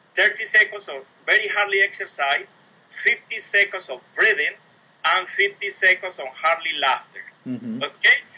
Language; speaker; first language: English; non-native, learner; Spanish